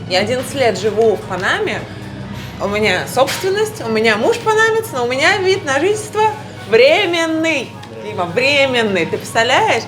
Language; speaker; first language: Russian; native; Russian